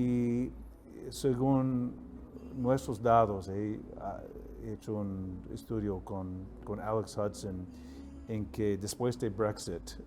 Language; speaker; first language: Spanish; non-native, fluent; English